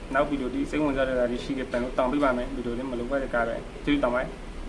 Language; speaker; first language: Burmese; native; Burmese